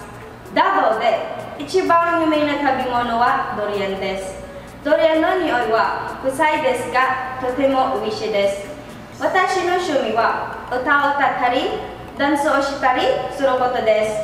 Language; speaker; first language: Japanese; non-native, learner; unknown